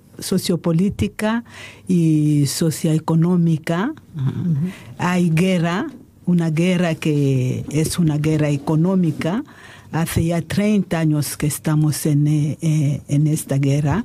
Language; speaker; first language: Spanish; non-native, fluent; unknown